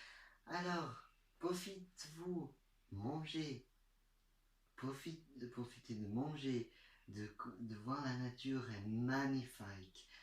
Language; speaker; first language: French; non-native, learner; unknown